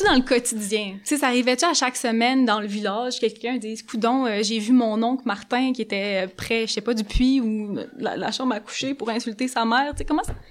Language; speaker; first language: French; native; French